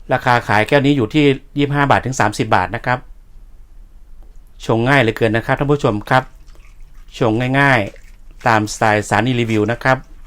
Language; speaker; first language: Thai; native; Thai